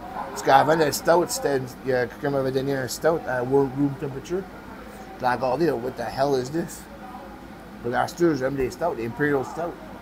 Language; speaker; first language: French; native; French